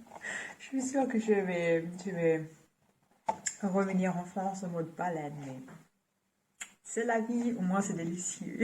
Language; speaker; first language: French; non-native, fluent; German